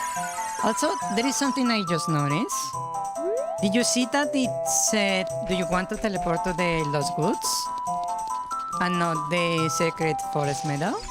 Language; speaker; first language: English; non-native, fluent; Spanish